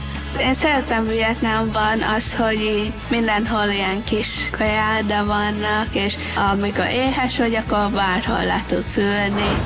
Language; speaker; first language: Hungarian; early bilingual, heritage; Hungarian